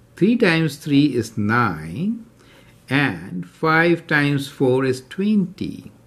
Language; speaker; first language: English; non-native, local second language; Hindi